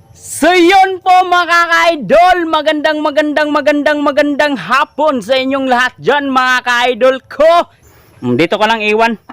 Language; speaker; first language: Filipino; non-native, local second language; Cebuano